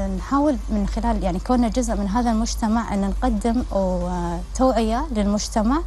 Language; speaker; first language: Arabic; native; Arabic